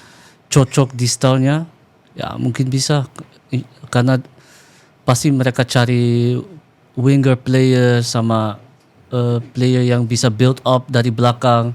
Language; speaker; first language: Indonesian; early bilingual, heritage; Dutch